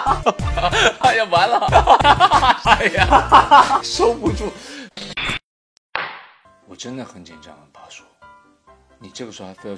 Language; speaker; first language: Chinese; native; Chinese